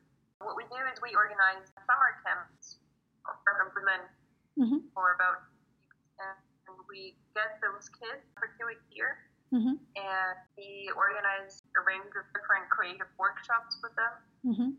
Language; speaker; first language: English; non-native, fluent; Ukrainian